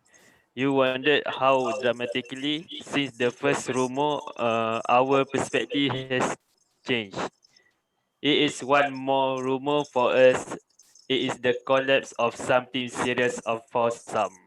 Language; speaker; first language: English; non-native, local second language; Malay